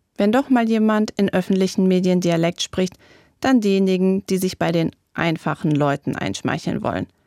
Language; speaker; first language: German; native; German